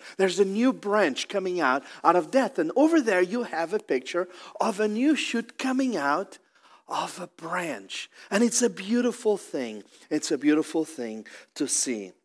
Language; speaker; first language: English; non-native, fluent; Portuguese